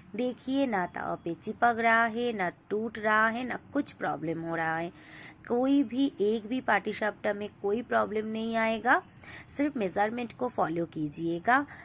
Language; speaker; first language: Hindi; non-native, local second language; Bangla